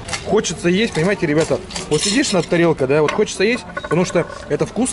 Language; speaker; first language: Russian; native; Russian